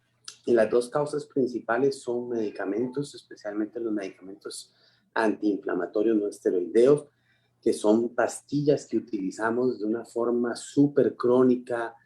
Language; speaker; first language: Spanish; native; Spanish